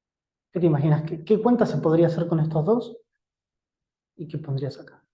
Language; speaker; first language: Spanish; native; Spanish